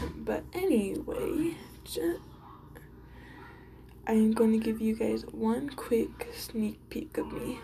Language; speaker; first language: English; native; English